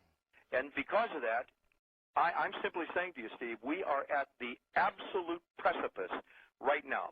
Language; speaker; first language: English; native; English